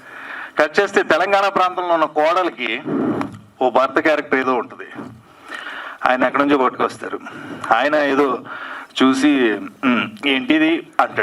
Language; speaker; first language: Telugu; native; Telugu